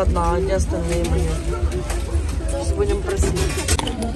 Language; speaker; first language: Russian; non-native, local second language; Ukrainian